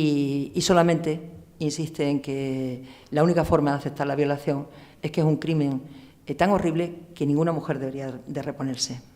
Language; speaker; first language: Spanish; native; Spanish